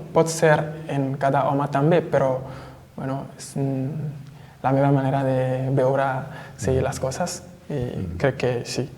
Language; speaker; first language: Catalan; non-native, fluent; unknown